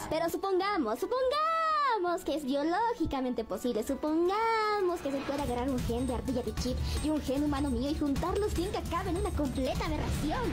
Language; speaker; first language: Spanish; native; Spanish